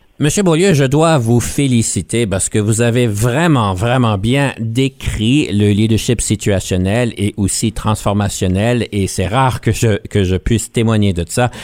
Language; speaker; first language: French; native; French